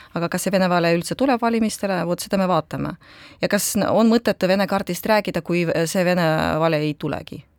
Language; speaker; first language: Estonian; non-native, local second language; Russian